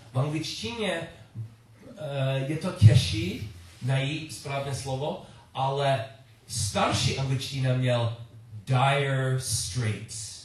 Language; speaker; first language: Czech; non-native, learner; English